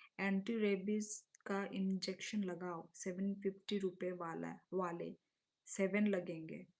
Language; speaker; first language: Hindi; non-native, local second language; Kok Borok